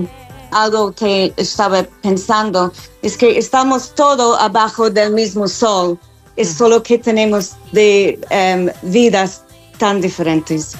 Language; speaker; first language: Spanish; non-native, fluent; English